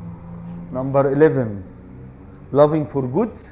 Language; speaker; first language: English; non-native, fluent; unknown